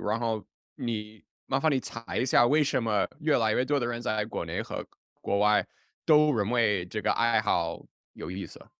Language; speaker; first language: Chinese; non-native, fluent; English